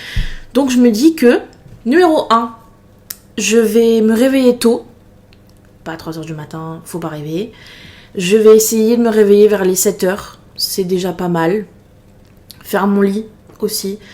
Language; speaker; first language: French; native; French